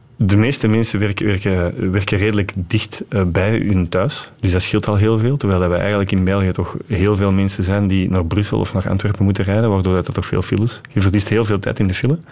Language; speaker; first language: Dutch; native; Dutch